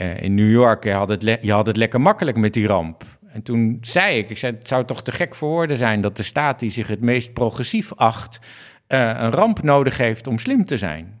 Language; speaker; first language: Dutch; native; Dutch